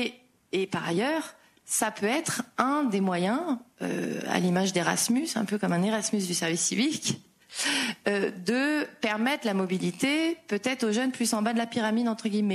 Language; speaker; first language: French; native; French